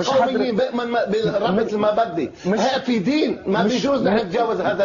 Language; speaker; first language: Arabic; native; Arabic